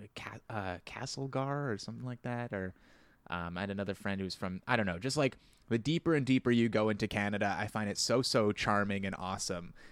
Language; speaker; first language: English; native; English